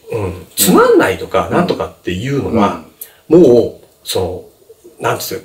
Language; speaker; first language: Japanese; native; Japanese